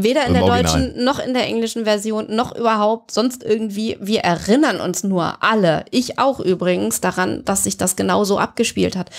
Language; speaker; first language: German; native; German